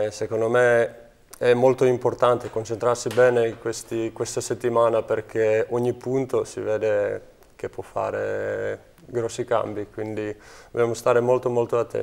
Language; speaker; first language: Italian; non-native, fluent; Czech